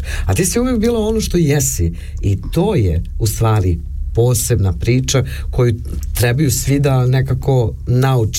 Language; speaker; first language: Serbian; native; Serbian